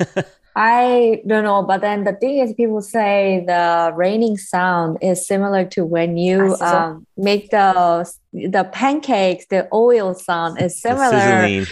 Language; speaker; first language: English; non-native, learner; Korean